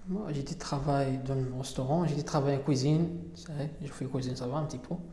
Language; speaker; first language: French; non-native, learner; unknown